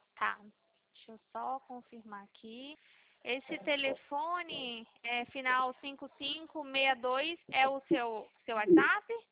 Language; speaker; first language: Portuguese; native; Portuguese